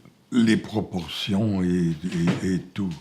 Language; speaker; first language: French; non-native, fluent; Bulgarian